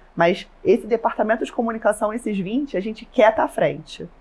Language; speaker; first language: Portuguese; native; Portuguese